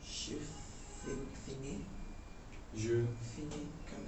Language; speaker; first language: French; non-native, learner; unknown